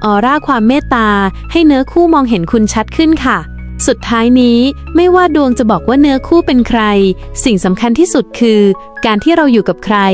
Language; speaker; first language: Thai; native; Thai